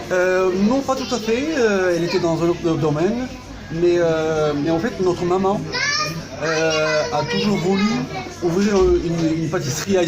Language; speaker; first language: French; early bilingual, heritage; French